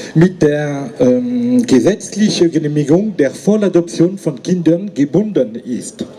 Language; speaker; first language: German; non-native, fluent; French